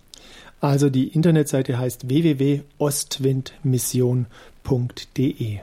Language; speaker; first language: German; native; German